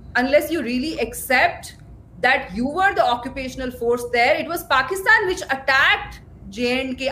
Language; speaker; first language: Hindi; native; Hindi